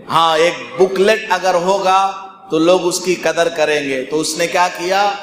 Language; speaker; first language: Urdu; native; Urdu